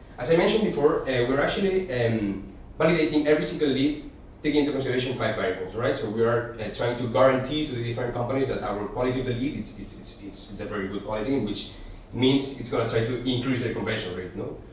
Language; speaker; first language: English; non-native, fluent; Spanish